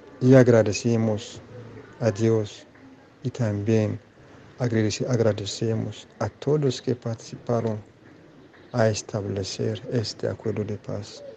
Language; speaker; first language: Spanish; non-native, learner; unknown